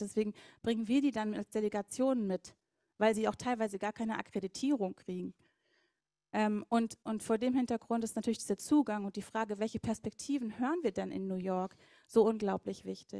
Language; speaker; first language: German; native; German